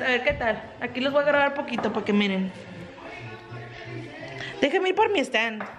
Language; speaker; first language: Spanish; native; Spanish